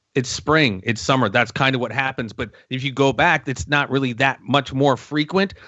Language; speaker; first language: English; native; English